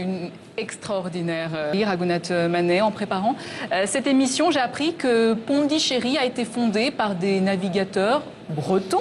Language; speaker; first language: French; native; French